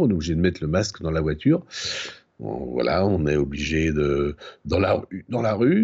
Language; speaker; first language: French; native; French